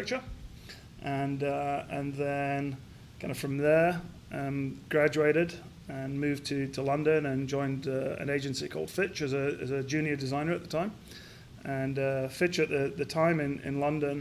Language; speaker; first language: English; native; English